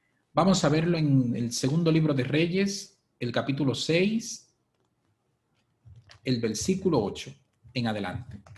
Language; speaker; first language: Spanish; native; Spanish